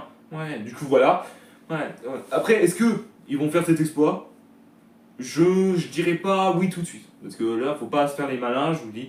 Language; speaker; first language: French; native; French